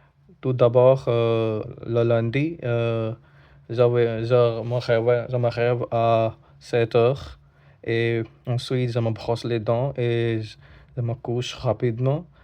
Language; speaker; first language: French; non-native, learner; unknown